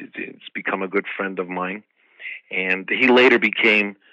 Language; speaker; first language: English; native; English